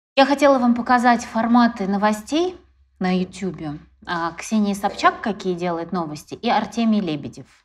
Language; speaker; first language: Russian; native; Russian